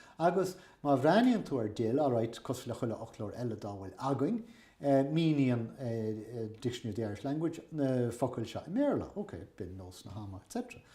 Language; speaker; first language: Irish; native; Irish